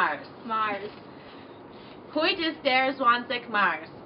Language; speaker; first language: German; non-native, learner; English